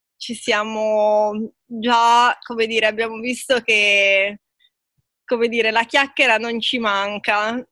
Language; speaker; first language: Italian; native; Italian